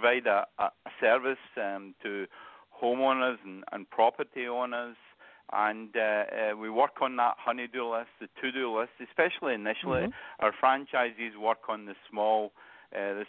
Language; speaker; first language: English; native; English